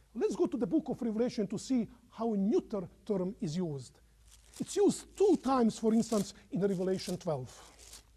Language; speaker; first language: English; non-native, fluent; Croatian